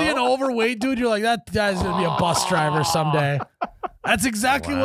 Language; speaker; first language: English; native; English